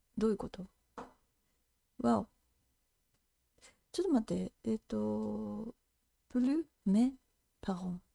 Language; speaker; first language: French; non-native, learner; Japanese